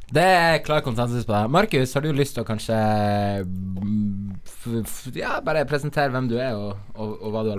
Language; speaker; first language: Norwegian; native; Norwegian